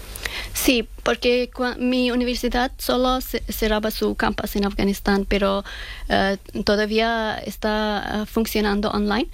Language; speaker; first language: Spanish; non-native, fluent; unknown